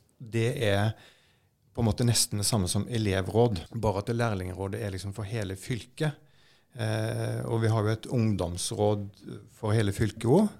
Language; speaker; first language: Norwegian; native; Norwegian